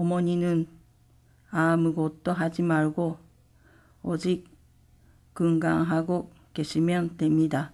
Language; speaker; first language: Korean; non-native, learner; Japanese